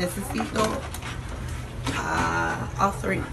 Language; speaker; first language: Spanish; non-native, learner; English